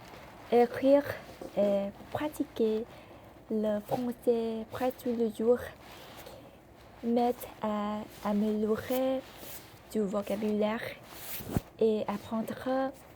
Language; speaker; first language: French; non-native, learner; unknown